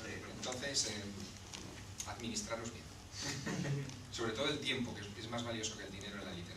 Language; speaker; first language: Spanish; native; Spanish